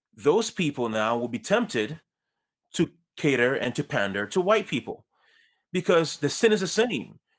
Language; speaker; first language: English; early bilingual, other home language; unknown